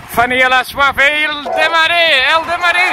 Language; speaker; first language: French; non-native, local second language; Dutch